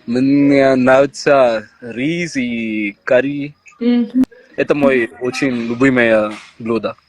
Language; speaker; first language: Russian; non-native, learner; Tamil